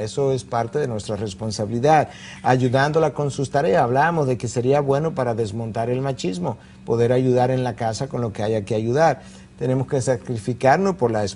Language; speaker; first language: Spanish; native; Spanish